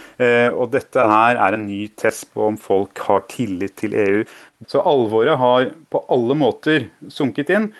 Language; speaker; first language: Norwegian; native; Norwegian